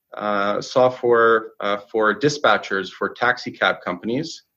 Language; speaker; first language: English; native; English